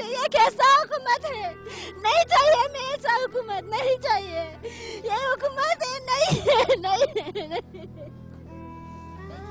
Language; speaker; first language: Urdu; non-native, local second language; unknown